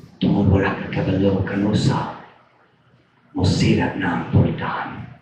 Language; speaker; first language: Cebuano; non-native, fluent; English